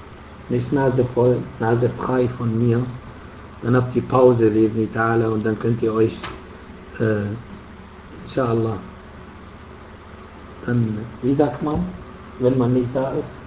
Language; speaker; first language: German; non-native, fluent; Arabic